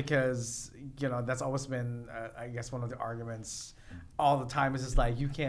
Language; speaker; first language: English; non-native, local second language; Filipino